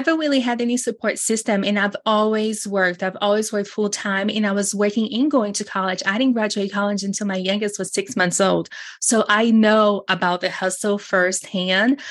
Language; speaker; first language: English; non-native, fluent; Portuguese